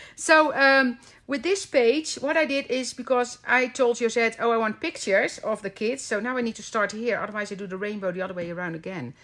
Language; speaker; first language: English; non-native, fluent; Dutch